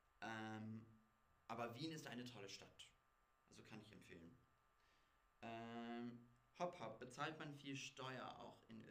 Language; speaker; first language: German; non-native, fluent; English